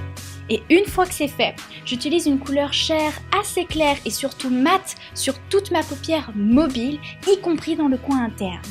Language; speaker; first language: French; native; French